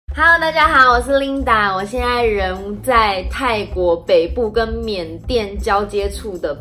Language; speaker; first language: Chinese; native; Chinese